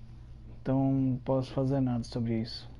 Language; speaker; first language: Portuguese; early bilingual, heritage; Portuguese